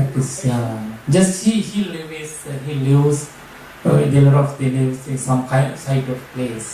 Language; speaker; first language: English; non-native, learner; Sinhala